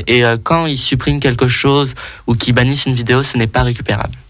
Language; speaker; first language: French; native; French